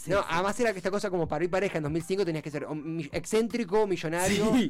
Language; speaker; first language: Spanish; native; Spanish